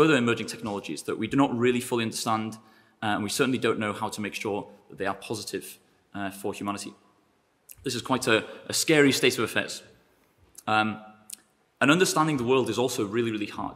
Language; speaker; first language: English; native; English